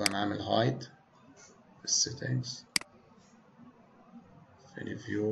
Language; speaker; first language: Arabic; native; Arabic